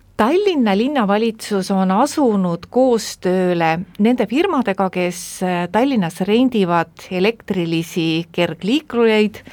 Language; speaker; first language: Estonian; native; Estonian